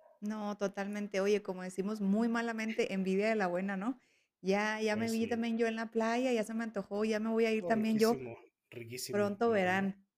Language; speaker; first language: Spanish; native; Spanish